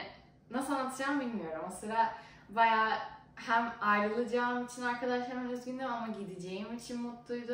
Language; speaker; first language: Turkish; early bilingual, heritage; Turkish